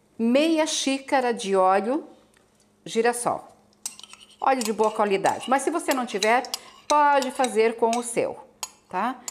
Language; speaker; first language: Portuguese; native; Portuguese